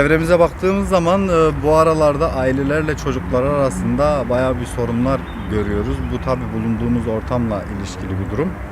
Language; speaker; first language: Turkish; native; Turkish